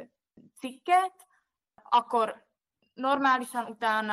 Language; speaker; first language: Hungarian; non-native, fluent; Czech